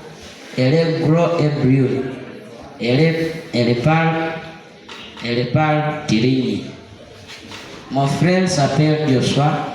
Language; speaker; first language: French; non-native, learner; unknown